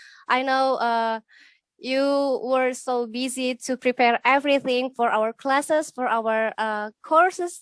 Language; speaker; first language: English; non-native, fluent; Indonesian